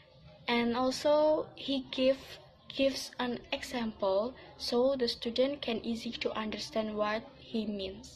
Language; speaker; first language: English; non-native, learner; Indonesian